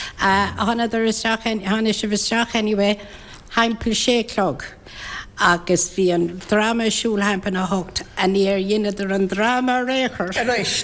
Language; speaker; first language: Irish; native; Irish